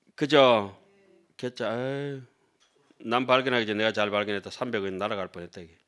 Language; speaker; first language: Korean; native; Korean